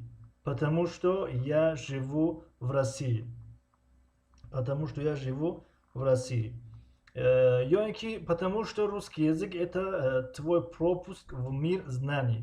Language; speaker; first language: Russian; non-native, local second language; Tajik